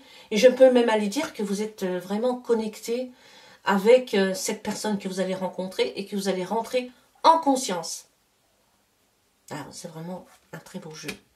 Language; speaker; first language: French; native; French